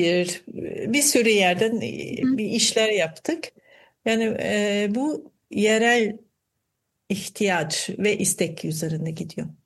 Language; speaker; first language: Turkish; non-native, fluent; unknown